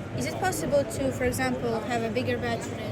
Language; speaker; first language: English; non-native, fluent; Ukrainian